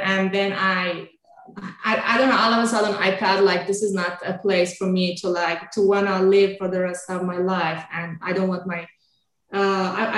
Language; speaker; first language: English; non-native, fluent; Azerbaijani